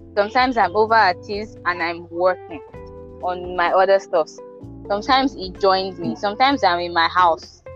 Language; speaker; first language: English; non-native, local second language; Yoruba